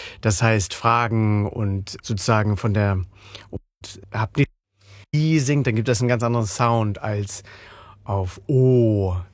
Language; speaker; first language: German; native; German